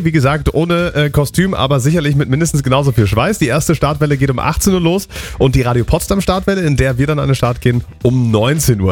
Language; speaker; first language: German; native; German